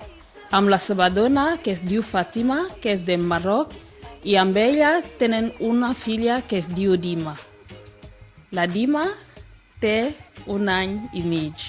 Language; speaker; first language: Catalan; non-native, fluent; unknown